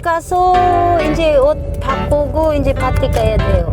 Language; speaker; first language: Korean; non-native, learner; Filipino